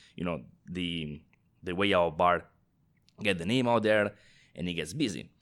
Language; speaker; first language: English; non-native, fluent; Italian